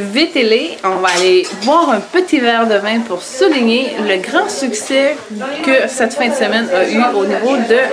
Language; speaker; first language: French; native; French